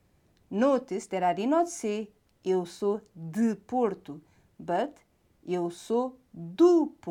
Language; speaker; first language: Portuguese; non-native, fluent; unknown